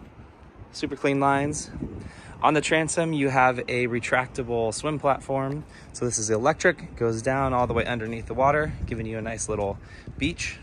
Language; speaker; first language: English; native; English